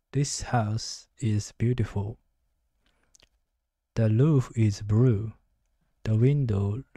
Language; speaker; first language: English; non-native, learner; Japanese